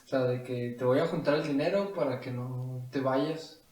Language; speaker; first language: Spanish; native; Spanish